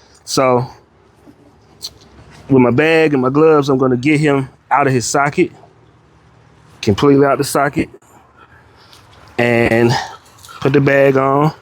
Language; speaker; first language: English; native; English